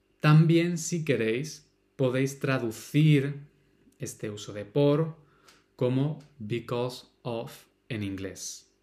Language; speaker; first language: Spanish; native; Spanish